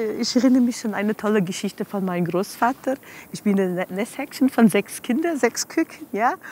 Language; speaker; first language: German; non-native, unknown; Portuguese